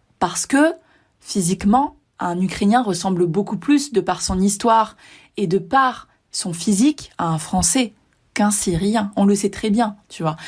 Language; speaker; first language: French; native; French